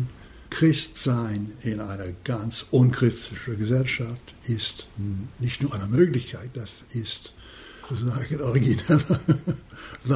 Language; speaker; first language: German; non-native, fluent; English